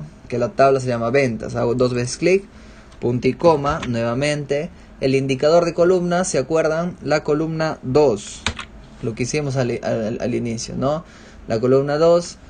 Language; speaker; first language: Spanish; native; Spanish